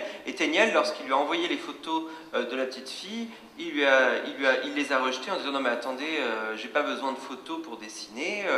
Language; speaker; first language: French; native; French